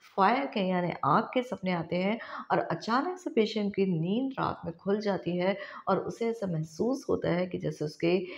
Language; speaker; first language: Hindi; non-native, local second language; Marathi